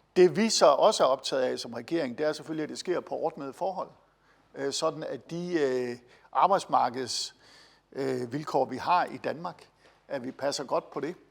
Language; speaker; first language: Danish; native; Danish